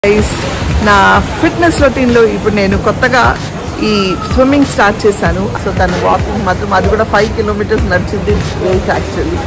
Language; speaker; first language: Telugu; non-native, local second language; Urdu